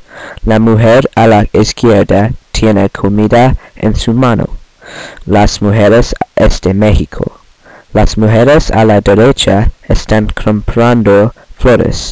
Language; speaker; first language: Spanish; non-native, learner; English